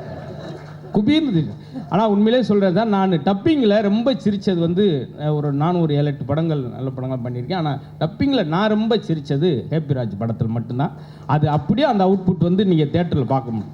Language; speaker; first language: Tamil; native; Tamil